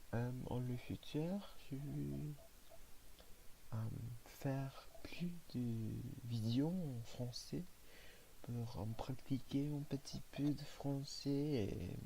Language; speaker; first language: French; non-native, learner; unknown